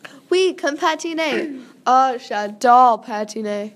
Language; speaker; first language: French; non-native, learner; English